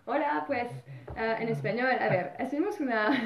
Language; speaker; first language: Spanish; non-native, learner; French